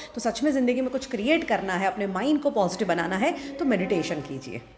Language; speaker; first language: Hindi; non-native, local second language; Gujarati